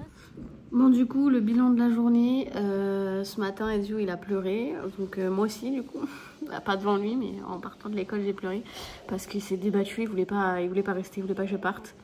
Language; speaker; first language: French; native; French